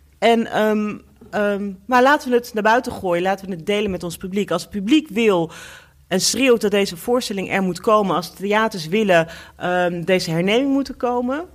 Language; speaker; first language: Dutch; native; Dutch